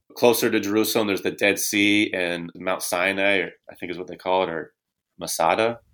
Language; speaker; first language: English; native; English